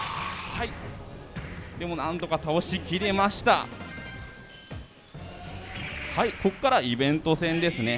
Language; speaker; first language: Japanese; native; Japanese